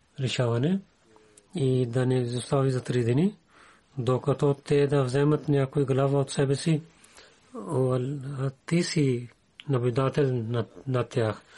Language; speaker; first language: Bulgarian; non-native, learner; Urdu